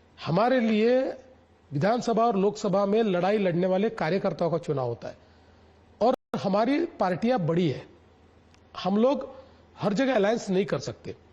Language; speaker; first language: Hindi; non-native, local second language; Marathi